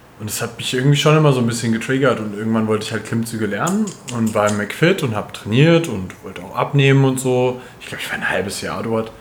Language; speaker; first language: German; native; German